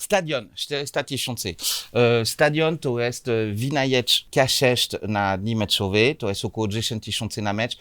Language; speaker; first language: Polish; non-native, learner; French